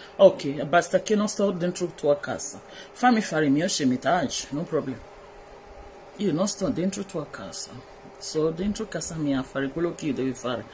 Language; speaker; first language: Italian; non-native, learner; Bini